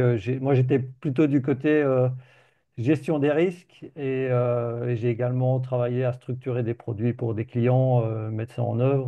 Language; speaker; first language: French; native; French